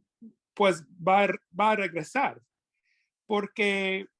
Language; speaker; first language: Spanish; non-native, fluent; English